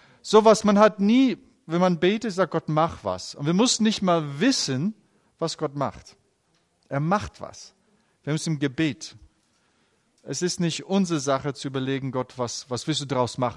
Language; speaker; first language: German; native; German